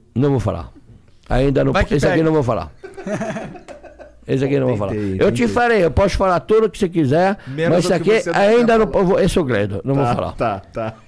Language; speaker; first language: Portuguese; non-native, fluent; French